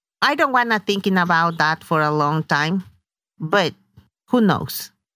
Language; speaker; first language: English; non-native, learner; Spanish